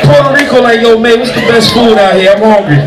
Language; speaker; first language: English; native; English